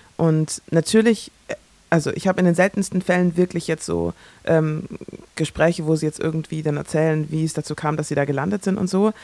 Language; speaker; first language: German; early bilingual, other home language; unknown